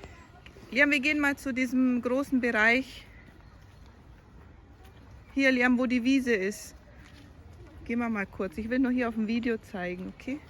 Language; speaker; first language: German; non-native, learner; Filipino